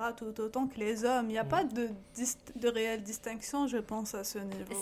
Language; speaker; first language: French; non-native, local second language; Arabic